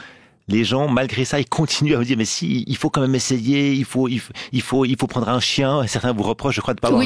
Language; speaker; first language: French; native; French